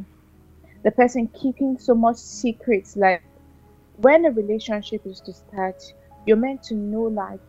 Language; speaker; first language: English; non-native, local second language; Igbo